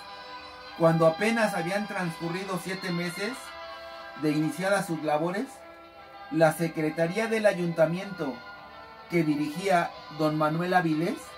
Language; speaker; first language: Spanish; native; Spanish